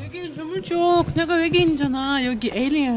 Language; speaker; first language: Korean; non-native, fluent; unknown